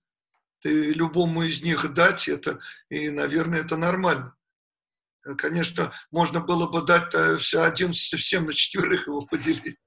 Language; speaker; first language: Russian; native; Russian